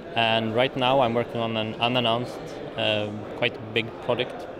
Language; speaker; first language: English; non-native, fluent; Swedish